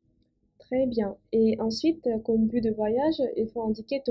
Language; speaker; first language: French; non-native, fluent; Russian